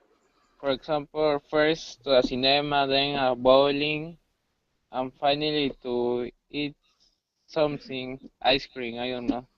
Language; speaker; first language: English; non-native, learner; Spanish